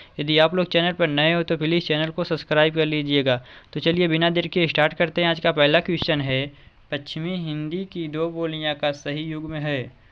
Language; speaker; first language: Hindi; native; Hindi